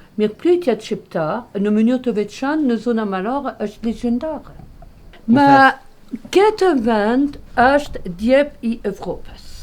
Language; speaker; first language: Albanian; non-native, learner; French